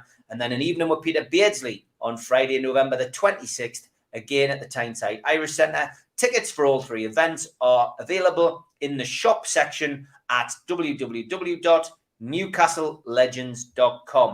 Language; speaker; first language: English; native; English